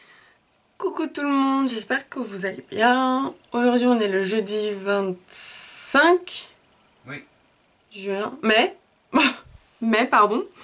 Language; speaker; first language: French; native; French